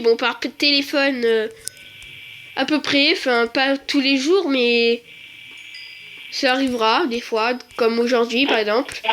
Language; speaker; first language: French; native; French